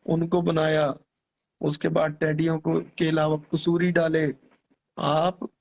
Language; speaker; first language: Urdu; non-native, local second language; Punjabi